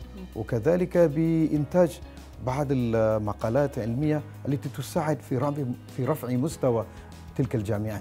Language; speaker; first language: Arabic; non-native, fluent; Malay